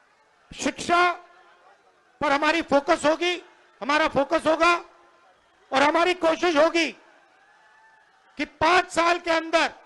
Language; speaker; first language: Hindi; native; Hindi